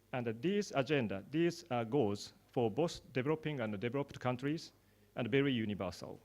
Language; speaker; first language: English; non-native, fluent; Japanese